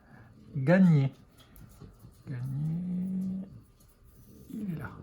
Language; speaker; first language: French; native; French